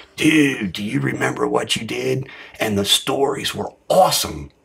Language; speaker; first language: English; native; English